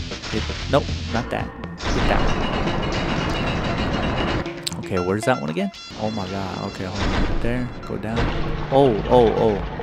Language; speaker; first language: English; native; English